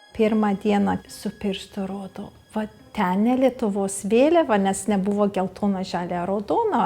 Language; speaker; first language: Lithuanian; early bilingual, heritage; Lithuanian